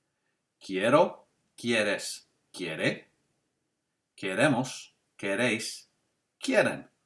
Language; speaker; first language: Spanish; non-native, fluent; English